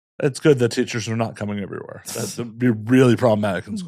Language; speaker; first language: English; native; English